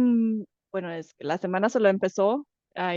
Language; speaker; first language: Spanish; non-native, fluent; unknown